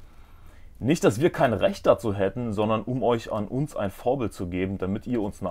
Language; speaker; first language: German; native; German